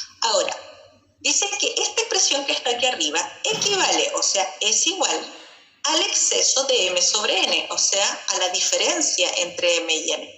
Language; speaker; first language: Spanish; native; Spanish